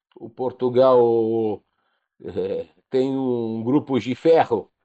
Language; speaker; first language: Portuguese; non-native, fluent; Italian